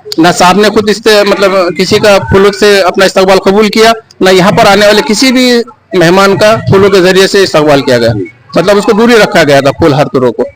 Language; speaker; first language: Hindi; non-native, local second language; Urdu